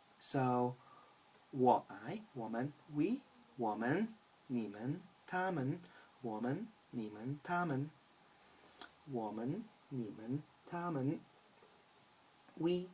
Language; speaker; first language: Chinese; early bilingual, heritage; Chinese